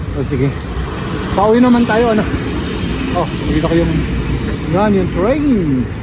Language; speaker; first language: Filipino; native; Filipino